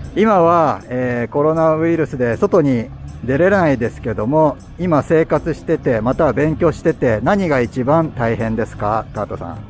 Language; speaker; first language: Japanese; native; Japanese